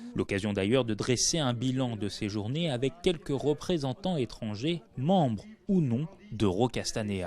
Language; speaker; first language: French; native; French